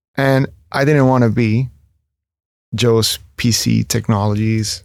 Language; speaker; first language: English; non-native, fluent; Spanish